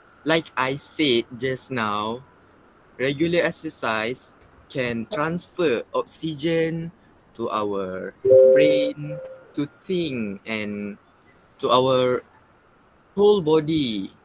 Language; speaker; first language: English; non-native, local second language; Malay